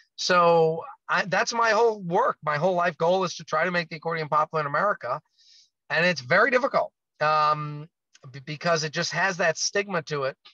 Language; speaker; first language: English; native; English